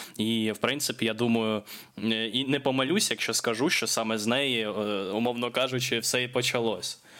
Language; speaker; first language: Ukrainian; non-native, local second language; Russian